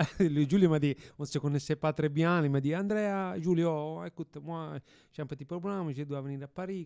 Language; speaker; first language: French; non-native, fluent; Italian